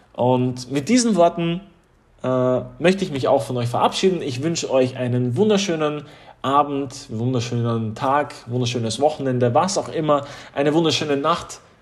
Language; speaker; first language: German; early bilingual, other home language; Polish